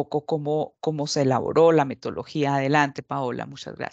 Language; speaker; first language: Spanish; native; Spanish